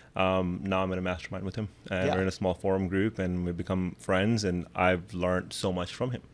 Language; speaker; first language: English; non-native, local second language; Urdu